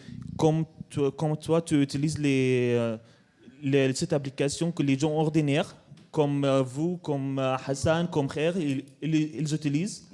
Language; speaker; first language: French; non-native, learner; Arabic